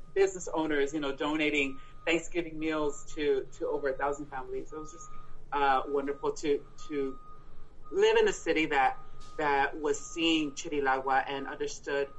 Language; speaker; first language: English; early bilingual, other home language; Spanish